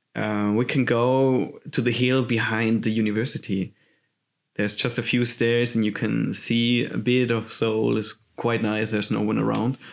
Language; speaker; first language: English; non-native, fluent; German